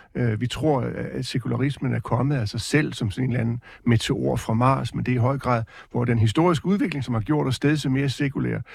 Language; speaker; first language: Danish; native; Danish